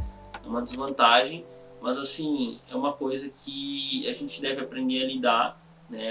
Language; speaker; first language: Portuguese; native; Portuguese